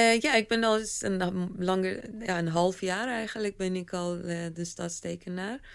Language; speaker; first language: Dutch; non-native, fluent; Persian